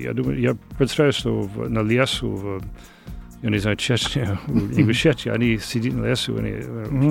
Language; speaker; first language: Russian; non-native, learner; English